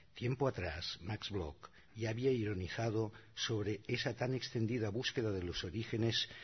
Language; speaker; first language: Spanish; non-native, local second language; Catalan